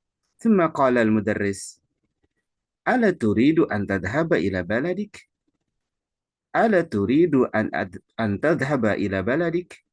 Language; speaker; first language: Arabic; non-native, fluent; Indonesian